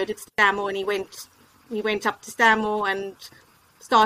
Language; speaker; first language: English; native; English